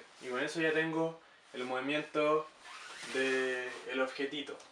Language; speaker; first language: Spanish; native; Spanish